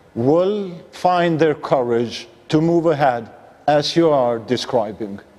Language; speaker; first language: English; non-native, fluent; Albanian